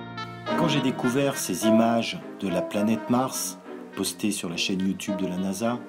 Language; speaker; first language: French; native; French